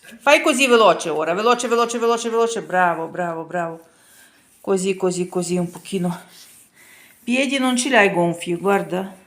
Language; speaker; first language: Italian; non-native, fluent; Ukrainian